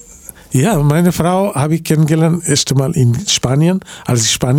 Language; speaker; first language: German; non-native, fluent; Bangla